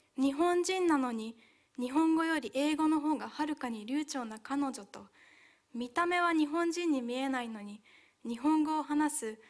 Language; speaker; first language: Japanese; early bilingual, other home language; Hungarian